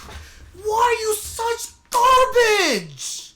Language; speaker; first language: English; native; English